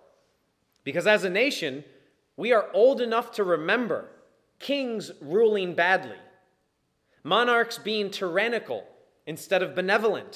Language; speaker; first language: English; native; English